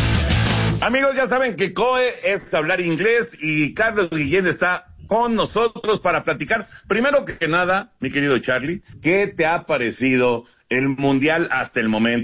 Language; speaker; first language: Spanish; native; Spanish